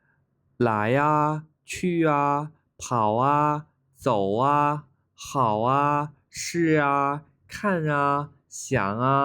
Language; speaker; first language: Chinese; non-native, fluent; Khmer